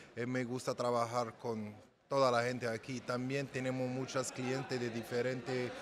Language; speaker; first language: Spanish; non-native, learner; Arabic